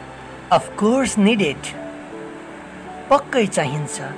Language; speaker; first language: English; non-native, learner; Nepali